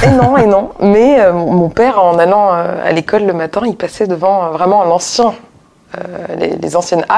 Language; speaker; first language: French; native; French